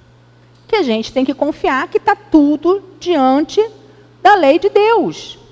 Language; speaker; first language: Portuguese; native; Portuguese